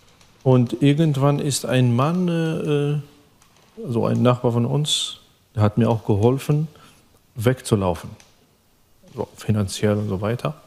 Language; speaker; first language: German; non-native, fluent; Arabic